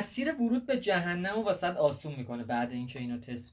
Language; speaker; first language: Persian; native; Persian